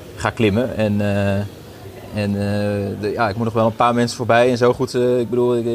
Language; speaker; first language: Dutch; native; Dutch